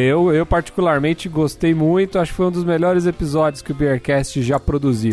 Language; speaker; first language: Portuguese; native; Portuguese